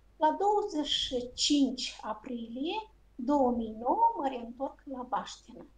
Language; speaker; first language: Romanian; native; Romanian